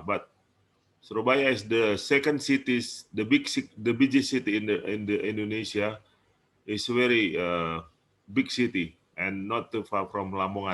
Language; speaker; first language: English; non-native, learner; Indonesian